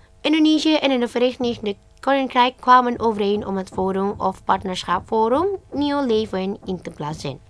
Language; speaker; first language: Dutch; non-native, fluent; Indonesian